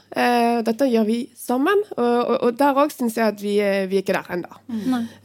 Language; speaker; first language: Norwegian; non-native, fluent; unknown